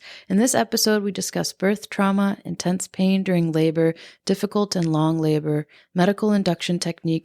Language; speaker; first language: English; native; English